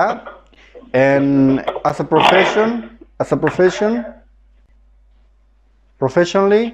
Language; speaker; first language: English; non-native, fluent; Spanish